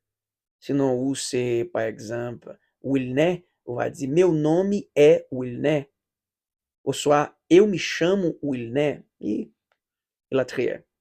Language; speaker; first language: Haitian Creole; non-native, learner; Portuguese